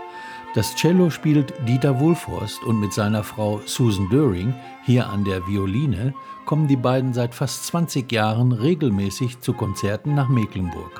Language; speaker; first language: German; native; German